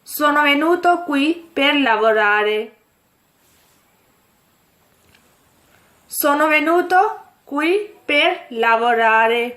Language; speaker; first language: Italian; non-native, fluent; Urdu